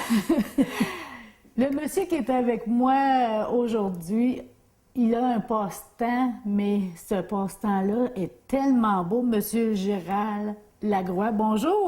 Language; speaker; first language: French; native; French